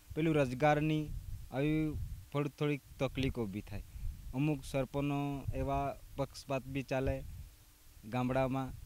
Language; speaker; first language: Gujarati; non-native, local second language; Vasavi